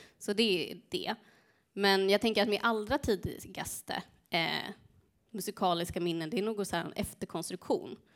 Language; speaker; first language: Swedish; early bilingual, other home language; Spanish